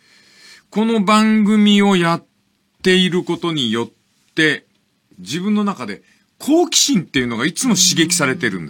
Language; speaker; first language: Japanese; native; Japanese